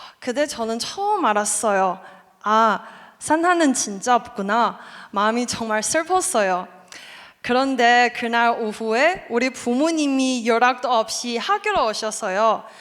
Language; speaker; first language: Korean; non-native, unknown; Chinese